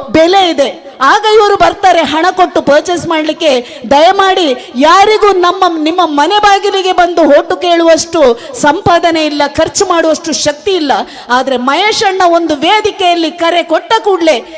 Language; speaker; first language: Kannada; native; Kannada